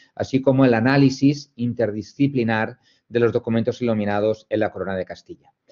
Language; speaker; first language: Spanish; non-native, local second language; Catalan